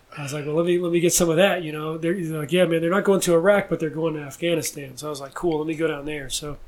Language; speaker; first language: English; native; English